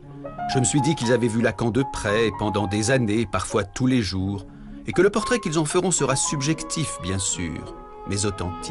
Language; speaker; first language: French; native; French